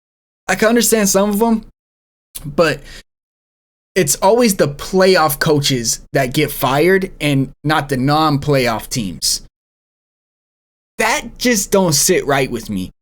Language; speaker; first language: English; native; English